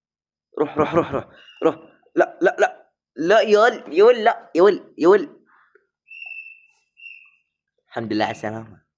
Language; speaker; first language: Arabic; native; Arabic